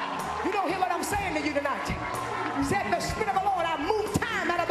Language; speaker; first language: English; native; English